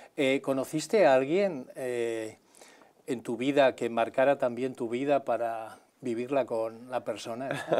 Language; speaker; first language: Spanish; native; Spanish